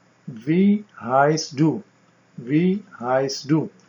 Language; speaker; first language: German; non-native, fluent; Urdu